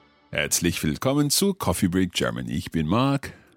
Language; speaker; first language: German; non-native, learner; English